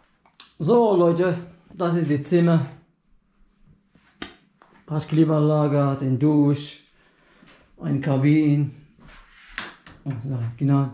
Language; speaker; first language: German; non-native, fluent; Arabic